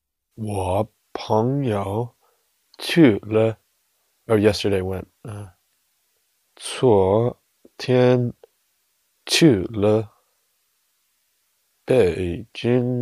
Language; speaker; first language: Chinese; non-native, learner; English